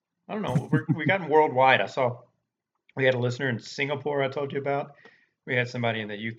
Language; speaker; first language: English; native; English